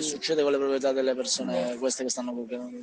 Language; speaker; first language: Italian; native; Italian